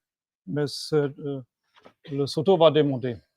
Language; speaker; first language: French; non-native, fluent; German